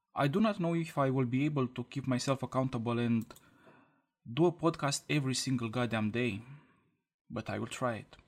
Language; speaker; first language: English; non-native, fluent; Romanian